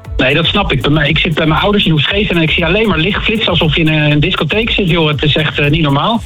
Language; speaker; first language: Dutch; native; Dutch